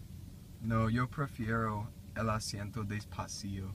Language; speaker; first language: Spanish; non-native, learner; English